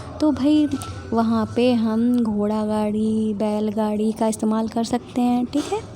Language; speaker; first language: Hindi; native; Hindi